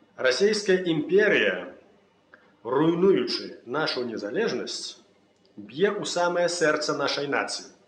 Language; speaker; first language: Belarusian; native; Belarusian